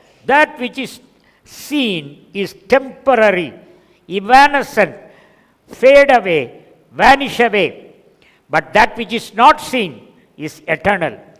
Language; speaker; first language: English; non-native, local second language; Tamil